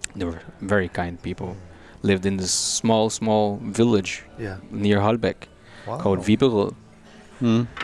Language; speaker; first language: English; non-native, fluent; Portuguese